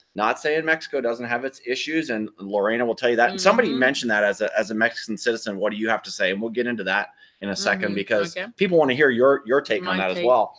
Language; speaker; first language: English; native; English